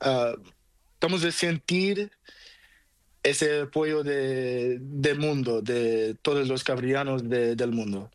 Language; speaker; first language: Spanish; non-native, learner; Portuguese